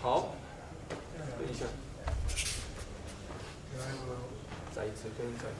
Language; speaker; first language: Chinese; non-native, learner; French